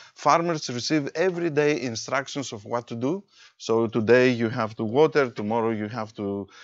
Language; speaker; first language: English; non-native, fluent; Greek